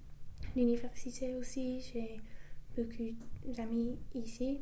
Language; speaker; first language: French; non-native, learner; English